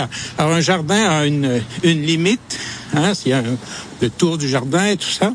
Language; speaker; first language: French; native; French